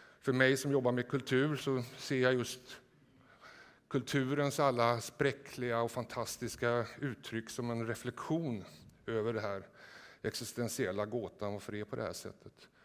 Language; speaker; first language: Swedish; native; Swedish